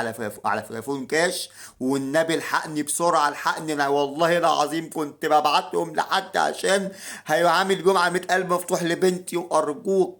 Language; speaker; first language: Arabic; native; Arabic